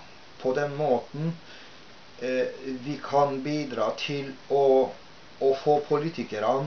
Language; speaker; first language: Norwegian; non-native, fluent; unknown